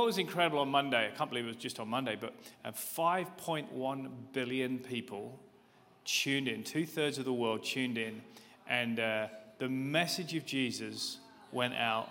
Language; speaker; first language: English; native; English